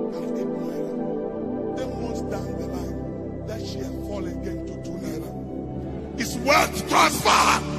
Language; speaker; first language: English; non-native, local second language; Igbo